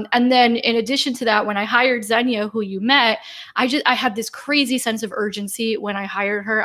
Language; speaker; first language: English; native; English